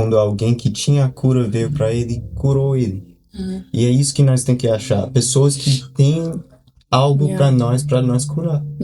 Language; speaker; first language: Portuguese; early bilingual, heritage; Portuguese